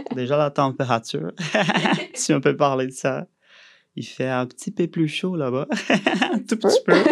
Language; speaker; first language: French; non-native, fluent; Portuguese